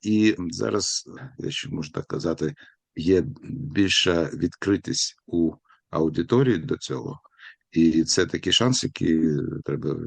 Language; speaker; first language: Ukrainian; non-native, local second language; Russian